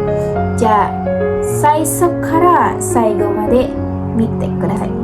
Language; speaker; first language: Japanese; non-native, learner; Indonesian